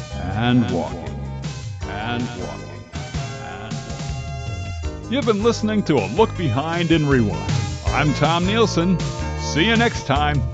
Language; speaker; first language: English; native; English